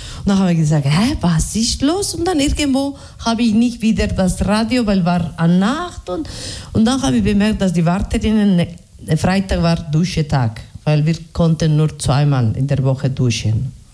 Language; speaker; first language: German; non-native, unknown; Basque